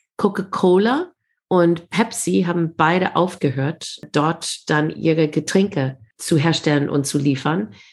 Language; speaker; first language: German; non-native, fluent; English